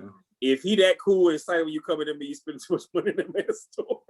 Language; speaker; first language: English; native; English